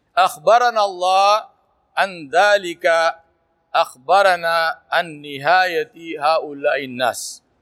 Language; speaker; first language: Arabic; non-native, fluent; Urdu